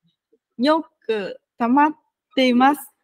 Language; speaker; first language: Japanese; non-native, fluent; Vietnamese